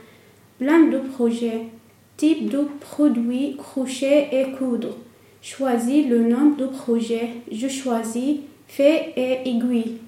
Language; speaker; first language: French; non-native, learner; Arabic